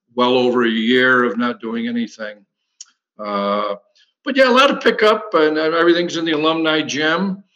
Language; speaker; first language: English; native; English